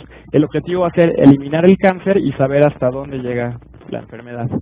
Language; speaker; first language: Spanish; native; Spanish